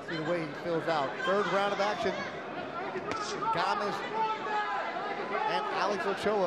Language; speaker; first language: English; early bilingual, other home language; Spanish